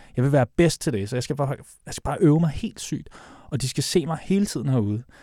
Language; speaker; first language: Danish; native; Danish